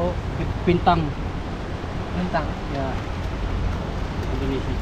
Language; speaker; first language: Indonesian; non-native, learner; Filipino